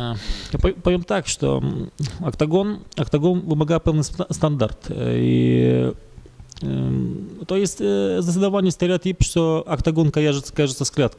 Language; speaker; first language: Polish; non-native, fluent; Russian